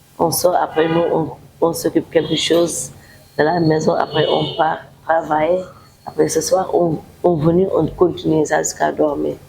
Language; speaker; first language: French; non-native, local second language; Wolof